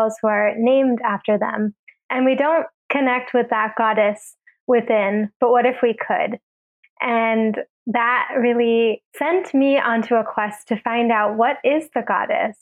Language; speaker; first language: English; native; English